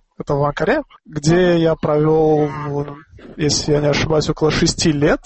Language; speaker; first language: Russian; non-native, local second language; Tajik